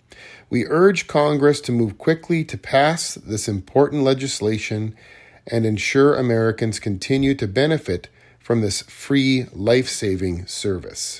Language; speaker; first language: English; native; English